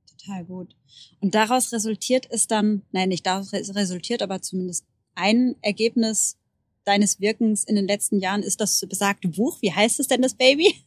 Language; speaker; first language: German; native; German